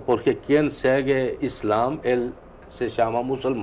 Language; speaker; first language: Portuguese; non-native, learner; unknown